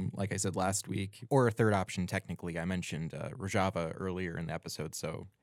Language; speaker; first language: English; native; English